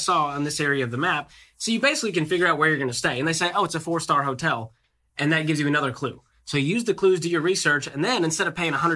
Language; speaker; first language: English; native; English